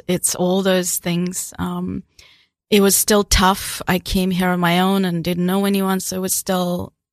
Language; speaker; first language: English; non-native, fluent; Russian